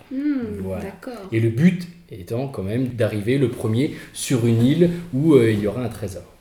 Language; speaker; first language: French; native; French